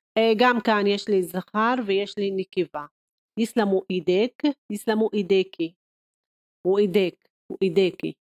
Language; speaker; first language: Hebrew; non-native, local second language; Arabic